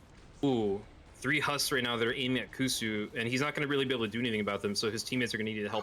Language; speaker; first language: English; native; English